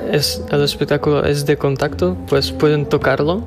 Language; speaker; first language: Spanish; non-native, learner; Slovak